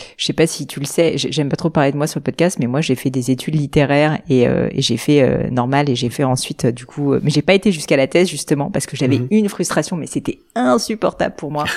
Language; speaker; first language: French; native; French